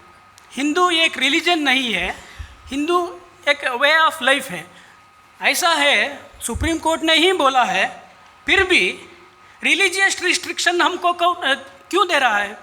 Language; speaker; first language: Hindi; non-native, local second language; Kannada